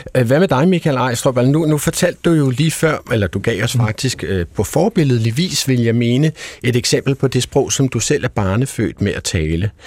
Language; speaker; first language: Danish; native; Danish